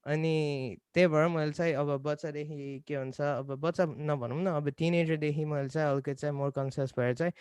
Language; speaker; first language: Nepali; early bilingual, other home language; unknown